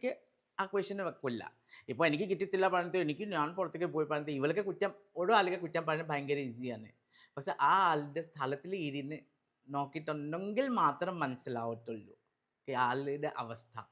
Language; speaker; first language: Malayalam; non-native, local second language; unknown